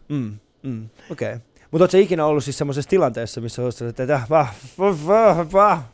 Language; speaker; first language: Finnish; non-native, fluent; Persian